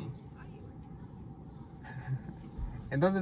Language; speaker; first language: Spanish; non-native, learner; English